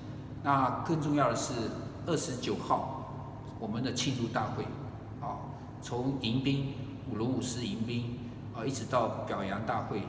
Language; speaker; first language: Chinese; native; Chinese